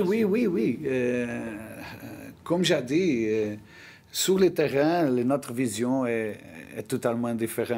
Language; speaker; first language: French; non-native, learner; Portuguese